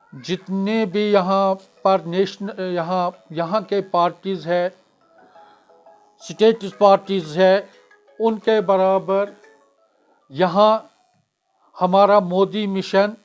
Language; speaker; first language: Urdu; non-native, local second language; Kashmiri